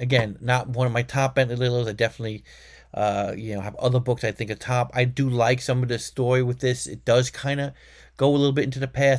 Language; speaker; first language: English; native; English